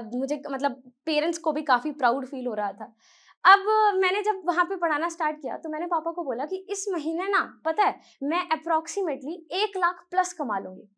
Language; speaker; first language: Hindi; native; Hindi